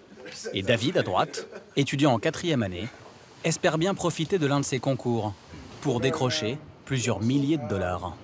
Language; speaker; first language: French; native; French